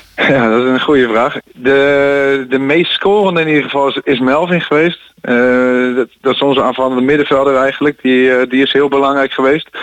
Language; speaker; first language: Dutch; native; Dutch